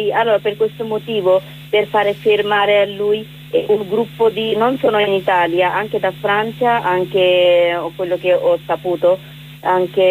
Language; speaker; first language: Italian; non-native, learner; Bangla